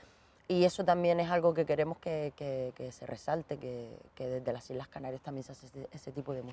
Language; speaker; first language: Spanish; native; Spanish